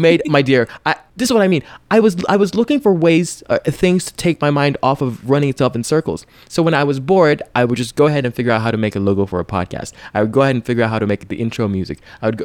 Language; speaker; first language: English; non-native, local second language; Yoruba